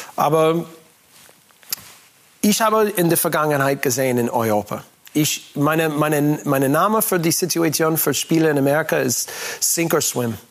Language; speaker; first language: German; non-native, learner; English